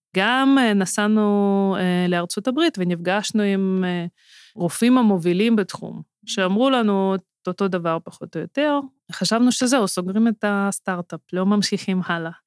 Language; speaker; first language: Hebrew; non-native, fluent; Russian